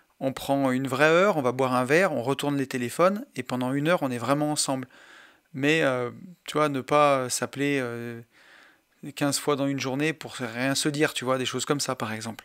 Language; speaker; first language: French; native; French